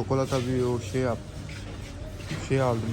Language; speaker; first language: Turkish; non-native, learner; Urdu